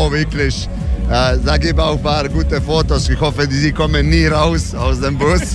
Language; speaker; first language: German; non-native, fluent; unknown